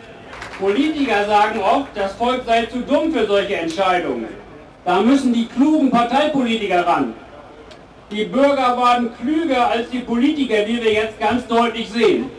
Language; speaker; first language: German; native; German